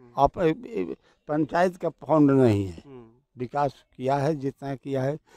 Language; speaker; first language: Hindi; native; Hindi